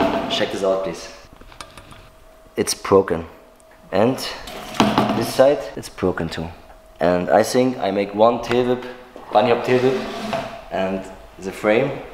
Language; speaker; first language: English; non-native, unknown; German